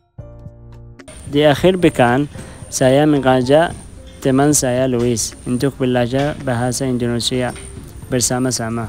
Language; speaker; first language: Indonesian; non-native, fluent; Arabic